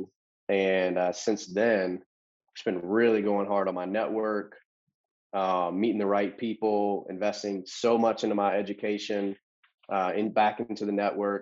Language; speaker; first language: English; native; English